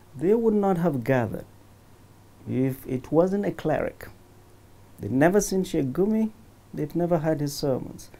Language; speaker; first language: English; non-native, local second language; Hausa